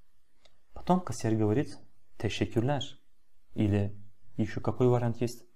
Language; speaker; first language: Russian; non-native, fluent; Turkish